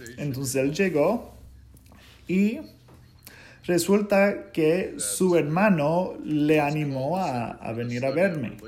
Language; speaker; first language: Spanish; non-native, fluent; English